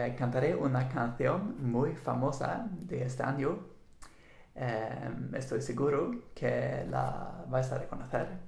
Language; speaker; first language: Spanish; non-native, learner; Swedish